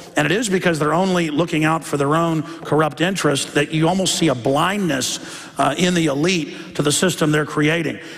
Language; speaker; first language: English; native; English